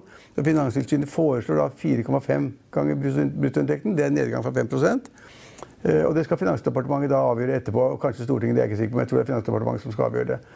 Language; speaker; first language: Norwegian; native; Norwegian